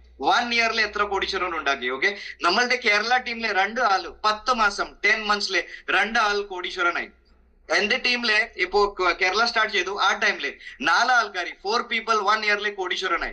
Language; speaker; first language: Malayalam; non-native, fluent; Hindi